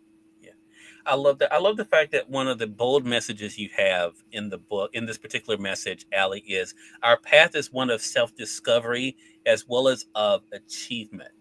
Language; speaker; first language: English; native; English